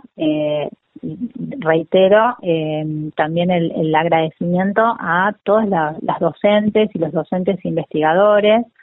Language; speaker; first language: Spanish; native; Spanish